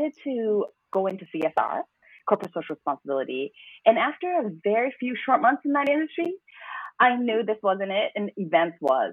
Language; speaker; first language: English; non-native, local second language; Cantonese